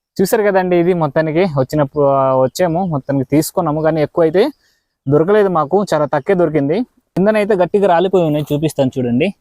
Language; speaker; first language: Telugu; non-native, local second language; Odia